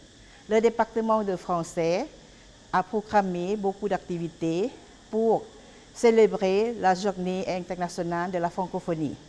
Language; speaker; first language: French; non-native, fluent; Lao